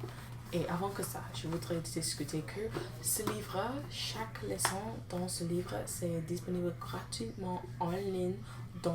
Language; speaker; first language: French; non-native, learner; English